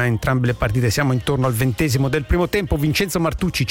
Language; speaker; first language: Italian; native; Italian